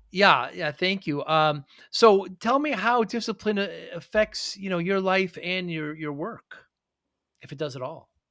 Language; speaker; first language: English; native; English